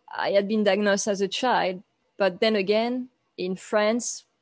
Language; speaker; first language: English; non-native, fluent; French